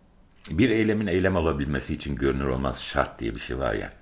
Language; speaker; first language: Turkish; native; Turkish